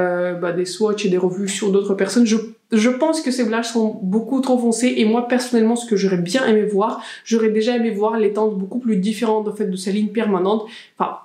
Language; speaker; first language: French; native; French